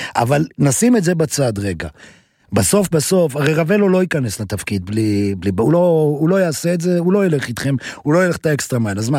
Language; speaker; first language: Hebrew; native; Hebrew